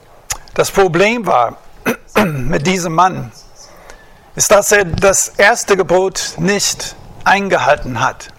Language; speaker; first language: German; non-native, fluent; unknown